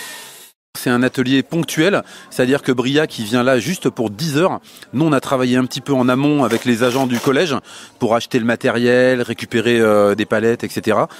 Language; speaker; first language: French; native; French